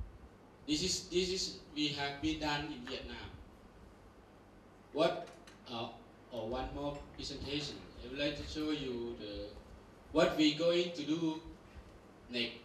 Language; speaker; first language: English; non-native, learner; Thai